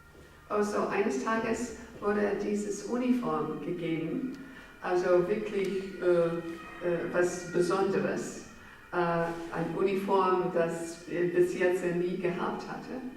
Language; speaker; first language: German; non-native, fluent; English